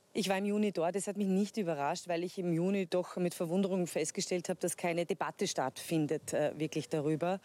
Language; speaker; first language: German; native; German